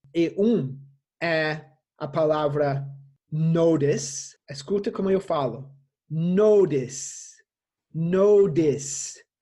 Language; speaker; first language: Portuguese; non-native, fluent; English